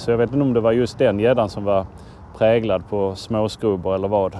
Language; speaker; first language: Swedish; native; Swedish